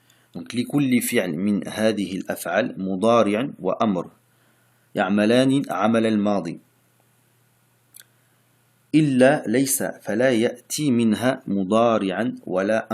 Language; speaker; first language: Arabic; non-native, fluent; French